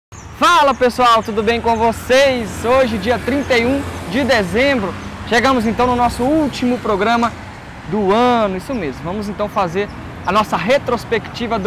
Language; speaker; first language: Portuguese; native; Portuguese